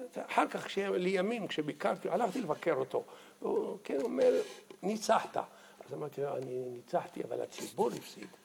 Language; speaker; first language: Hebrew; early bilingual, other home language; Arabic